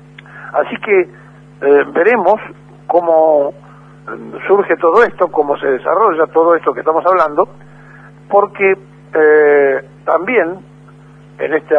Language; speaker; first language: Spanish; native; Spanish